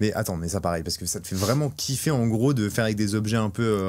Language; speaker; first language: French; native; French